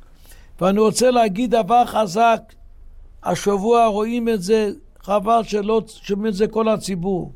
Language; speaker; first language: Hebrew; non-native, local second language; Yiddish